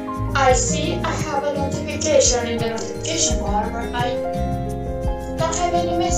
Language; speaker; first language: English; non-native, fluent; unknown